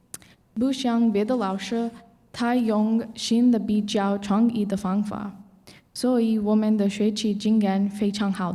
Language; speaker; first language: Chinese; non-native, learner; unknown